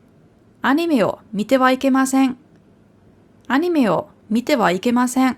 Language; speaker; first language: Japanese; non-native, fluent; German